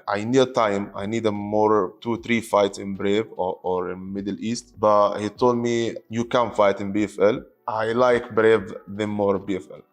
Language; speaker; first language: English; non-native, learner; Arabic